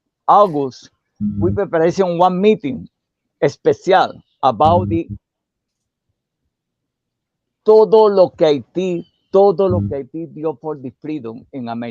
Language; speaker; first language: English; non-native, learner; Spanish